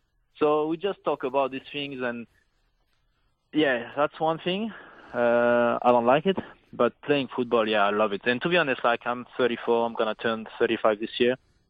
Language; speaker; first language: English; non-native, fluent; French